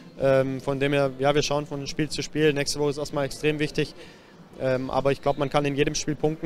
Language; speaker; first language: German; native; German